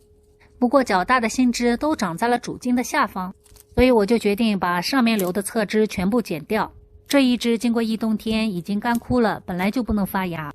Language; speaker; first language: Chinese; native; Chinese